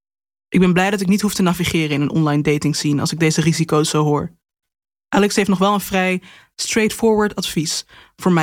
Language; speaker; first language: Dutch; native; Dutch